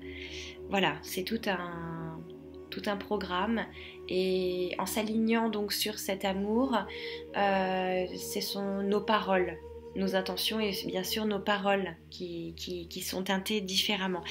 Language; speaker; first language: French; native; French